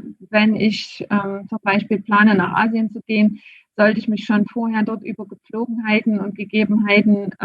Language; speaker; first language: German; native; German